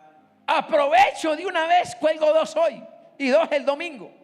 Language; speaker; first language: Spanish; native; Spanish